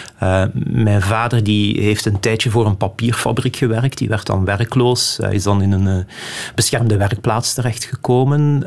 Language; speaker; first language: Dutch; native; Dutch